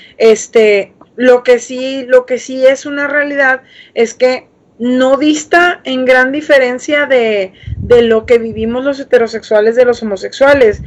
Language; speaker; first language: Spanish; native; Spanish